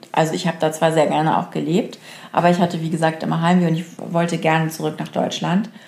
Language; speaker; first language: German; native; German